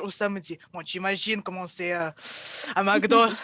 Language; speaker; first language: French; non-native, fluent; Russian